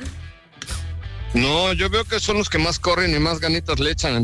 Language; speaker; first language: Spanish; native; Spanish